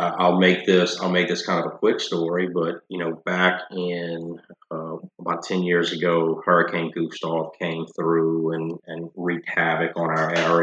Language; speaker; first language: English; native; English